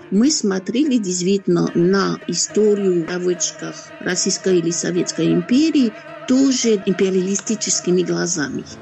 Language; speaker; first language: Russian; non-native, fluent; French